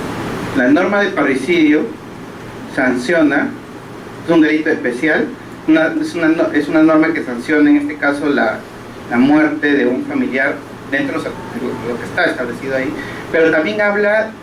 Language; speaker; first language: Spanish; native; Spanish